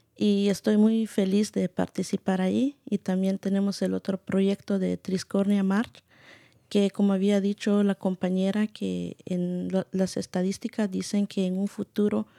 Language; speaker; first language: Spanish; native; Spanish